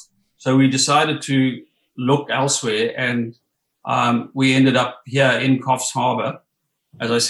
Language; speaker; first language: English; native; English